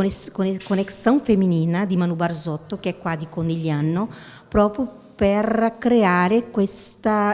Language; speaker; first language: Italian; non-native, fluent; Portuguese